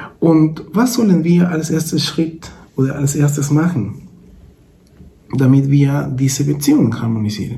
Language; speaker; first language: German; non-native, fluent; Spanish